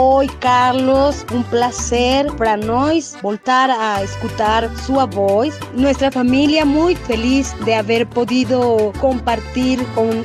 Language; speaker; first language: Portuguese; non-native, learner; Spanish